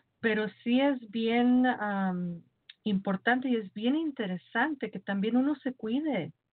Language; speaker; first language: Spanish; native; Spanish